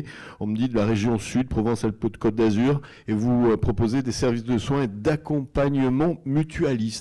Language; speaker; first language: French; native; French